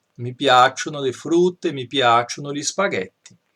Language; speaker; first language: Italian; non-native, fluent; Portuguese